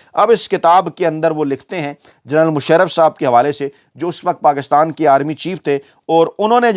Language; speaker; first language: Urdu; native; Urdu